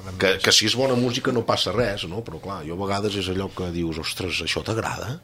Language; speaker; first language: Catalan; native; Catalan